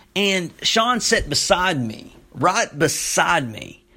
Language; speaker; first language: English; native; English